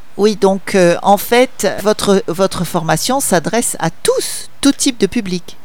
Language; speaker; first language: French; native; French